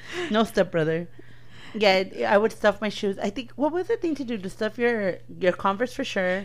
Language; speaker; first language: English; early bilingual, other home language; Spanish